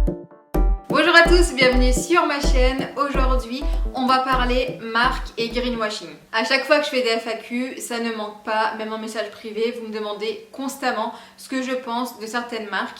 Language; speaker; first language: French; native; French